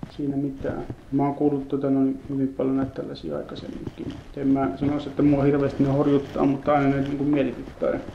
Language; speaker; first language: Finnish; native; Finnish